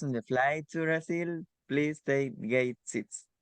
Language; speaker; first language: English; non-native, learner; Spanish